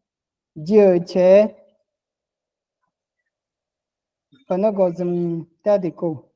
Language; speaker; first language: French; non-native, local second language; Ghomala